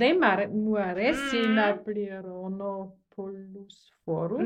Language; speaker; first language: Greek; non-native, learner; German